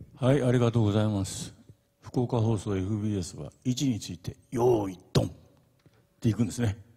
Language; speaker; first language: Japanese; native; Japanese